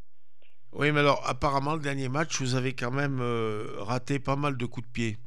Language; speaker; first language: French; native; French